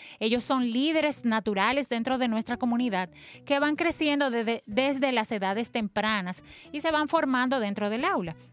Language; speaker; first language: Spanish; native; Spanish